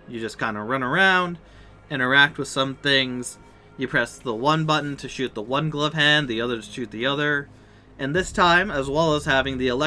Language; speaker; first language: English; native; English